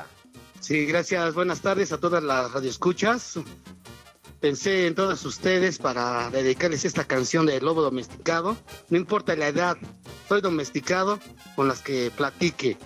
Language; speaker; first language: Spanish; native; Spanish